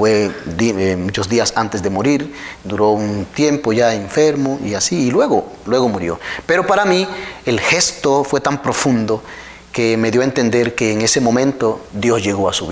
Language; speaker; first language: Spanish; native; Spanish